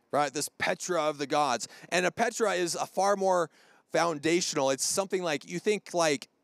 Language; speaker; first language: English; native; English